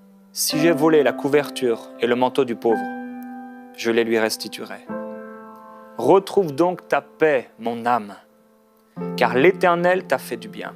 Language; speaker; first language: French; non-native, local second language; Haitian Creole